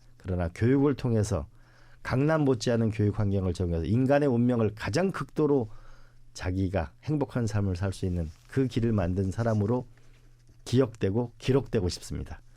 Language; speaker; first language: Korean; native; Korean